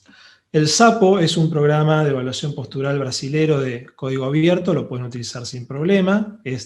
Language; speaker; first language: Spanish; native; Spanish